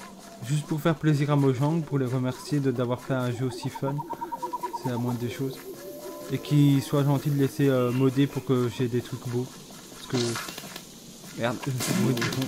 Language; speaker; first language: French; native; French